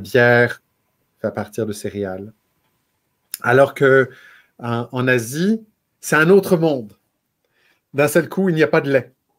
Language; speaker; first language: French; native; French